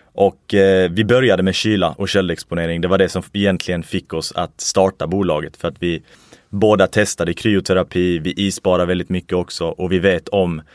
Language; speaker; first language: Swedish; native; Swedish